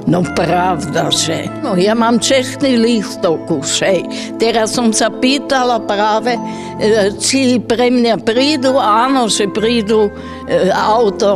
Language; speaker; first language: Slovak; non-native, fluent; German